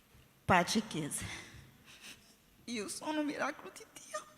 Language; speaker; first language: Italian; non-native, learner; Portuguese